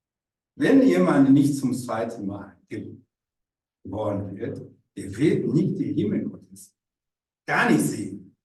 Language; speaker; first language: German; non-native, fluent; Rundi